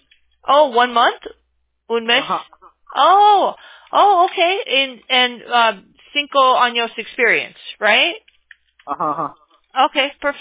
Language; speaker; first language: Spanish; non-native, learner; English